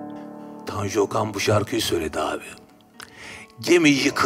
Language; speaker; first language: Turkish; native; Turkish